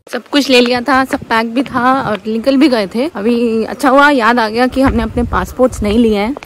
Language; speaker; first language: Hindi; native; Hindi